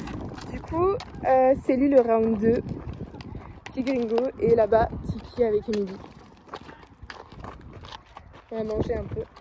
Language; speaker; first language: French; native; French